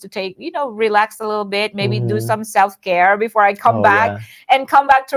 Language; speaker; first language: English; non-native, local second language; Iloko